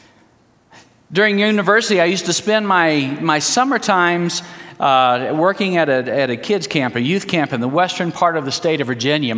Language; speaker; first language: English; early bilingual, heritage; English